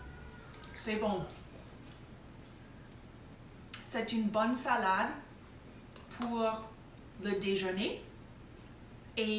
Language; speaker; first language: French; non-native, local second language; English